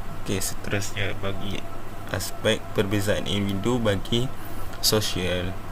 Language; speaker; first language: Malay; native; Malay